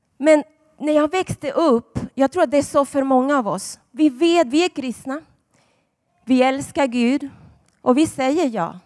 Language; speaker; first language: Swedish; non-native, fluent; Spanish